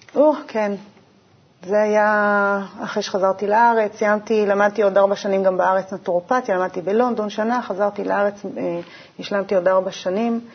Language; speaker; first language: Hebrew; native; Hebrew